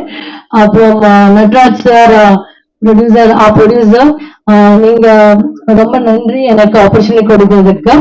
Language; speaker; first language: Tamil; non-native, learner; Kannada